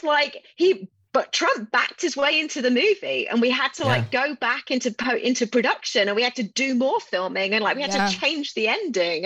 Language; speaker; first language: English; native; English